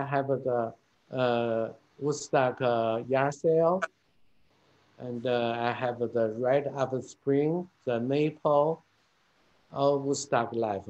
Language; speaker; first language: English; non-native, fluent; Chinese